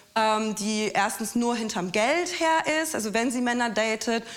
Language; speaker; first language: German; non-native, fluent; Russian